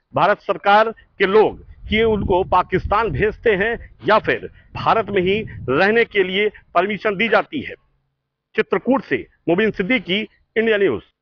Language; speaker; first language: Hindi; native; Hindi